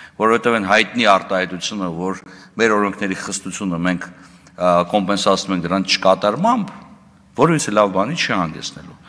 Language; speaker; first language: Armenian; native; Armenian